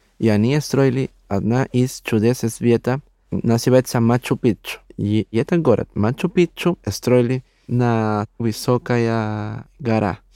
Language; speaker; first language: Russian; non-native, learner; Spanish